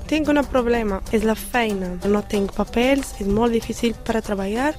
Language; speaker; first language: Catalan; non-native, learner; Arabic